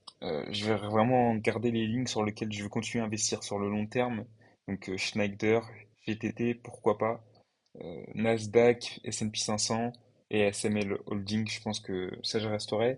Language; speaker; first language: French; native; French